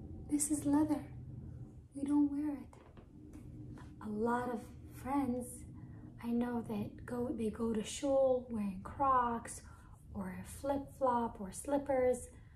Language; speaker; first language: English; non-native, fluent; Hebrew